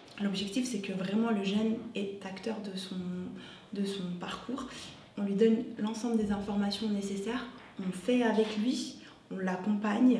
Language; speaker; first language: French; native; French